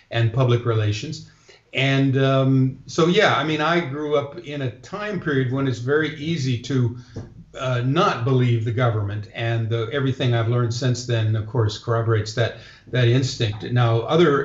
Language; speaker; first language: English; native; English